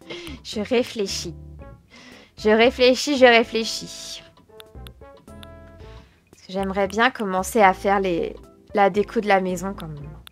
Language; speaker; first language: French; native; French